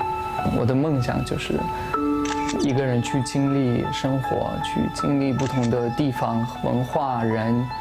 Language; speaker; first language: Chinese; non-native, fluent; Tajik